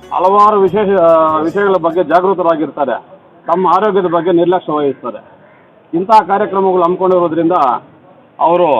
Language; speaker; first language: Kannada; native; Kannada